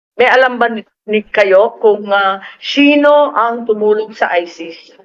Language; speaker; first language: Filipino; native; Filipino